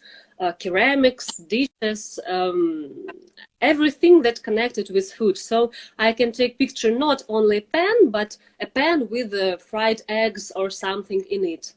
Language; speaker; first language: English; non-native, fluent; Russian